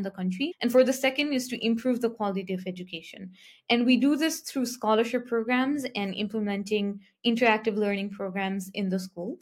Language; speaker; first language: English; non-native, local second language; Nepali